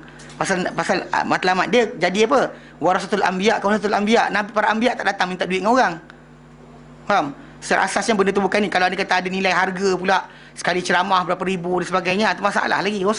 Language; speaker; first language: Malay; native; Malay